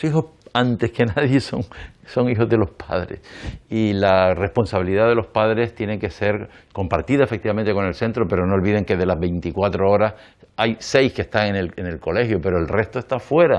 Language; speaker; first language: Spanish; native; Spanish